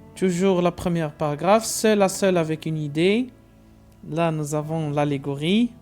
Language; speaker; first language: French; non-native, local second language; Arabic